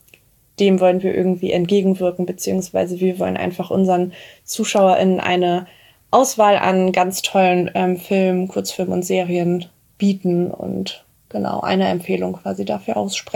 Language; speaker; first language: German; native; German